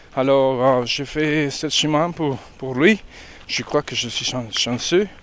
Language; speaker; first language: French; non-native, learner; Spanish